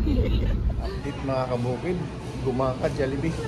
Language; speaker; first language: Filipino; native; Filipino